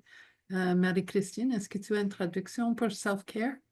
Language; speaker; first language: French; non-native, local second language; English